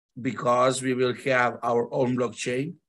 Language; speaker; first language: English; non-native, fluent; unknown